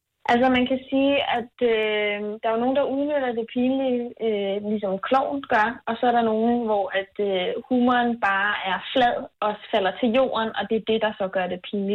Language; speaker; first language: Danish; native; Danish